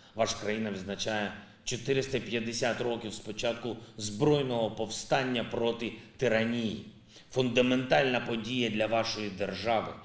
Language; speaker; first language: Ukrainian; non-native, local second language; Russian